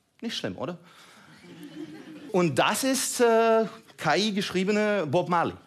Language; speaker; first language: German; non-native, fluent; Russian